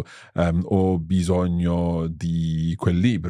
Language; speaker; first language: Italian; non-native, fluent; English